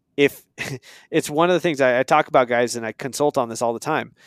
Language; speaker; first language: English; native; English